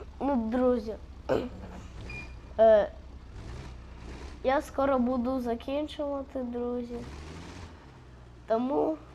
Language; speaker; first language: Ukrainian; native; Ukrainian